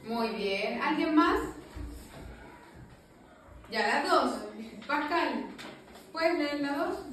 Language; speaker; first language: Spanish; native; Spanish